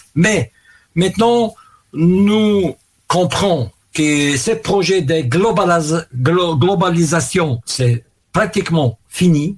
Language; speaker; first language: French; non-native, learner; Russian